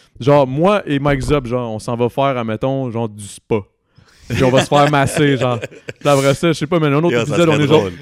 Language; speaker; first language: French; native; French